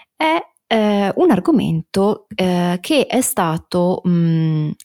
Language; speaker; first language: Italian; native; Italian